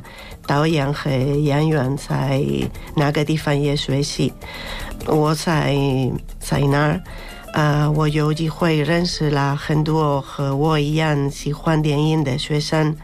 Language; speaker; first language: Chinese; non-native, fluent; Spanish